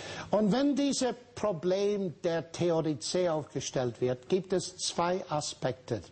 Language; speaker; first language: German; non-native, fluent; English